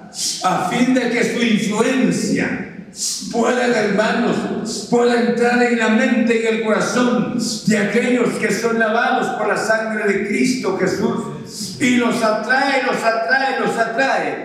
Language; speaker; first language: Spanish; native; Spanish